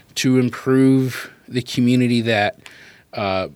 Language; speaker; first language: English; native; English